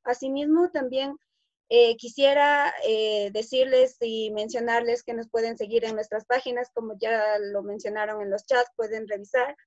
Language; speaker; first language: Spanish; native; Spanish